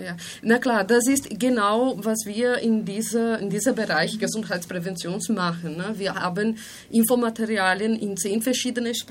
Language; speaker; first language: German; non-native, fluent; Spanish